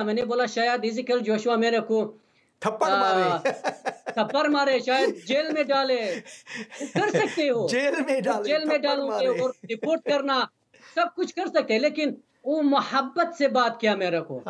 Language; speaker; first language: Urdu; non-native, learner; Persian